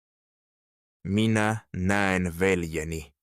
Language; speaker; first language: Finnish; non-native, fluent; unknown